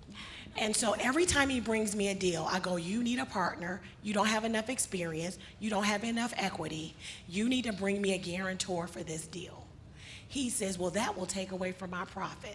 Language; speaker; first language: English; native; English